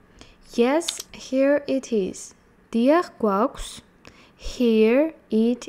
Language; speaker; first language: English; non-native, fluent; Georgian